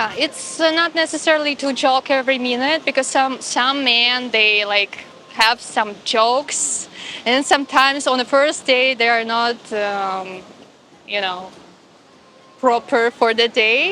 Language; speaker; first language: English; non-native, fluent; Russian